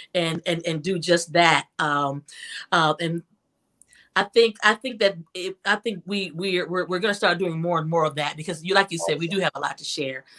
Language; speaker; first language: English; native; English